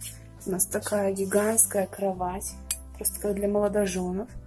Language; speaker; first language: Russian; native; Russian